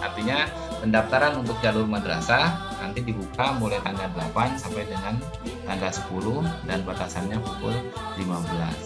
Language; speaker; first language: Indonesian; native; Indonesian